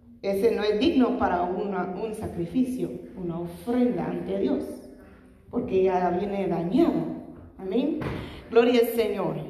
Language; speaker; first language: Spanish; native; Spanish